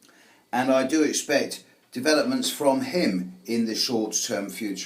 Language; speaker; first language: English; native; English